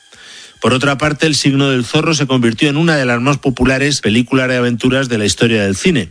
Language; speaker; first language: Spanish; native; Spanish